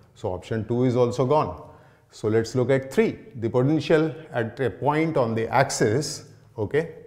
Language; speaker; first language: English; non-native, local second language; Hindi